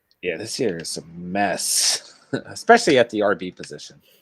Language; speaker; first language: English; native; English